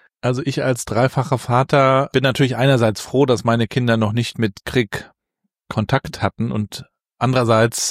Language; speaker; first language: German; native; German